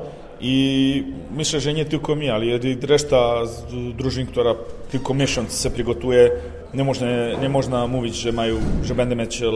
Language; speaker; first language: Polish; non-native, learner; Serbian